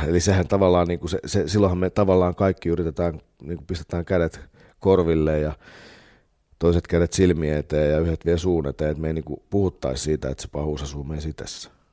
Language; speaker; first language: Finnish; native; Finnish